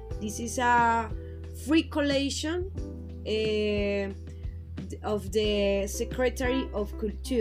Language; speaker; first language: English; non-native, learner; Spanish